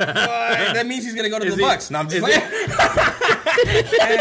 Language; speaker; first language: English; native; English